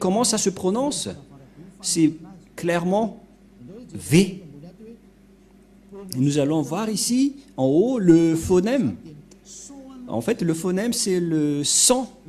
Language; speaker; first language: French; non-native, local second language; Malagasy